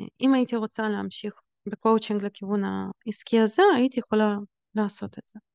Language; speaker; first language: Hebrew; early bilingual, other home language; Russian